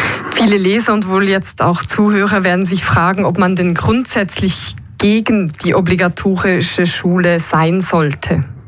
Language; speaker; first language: German; native; German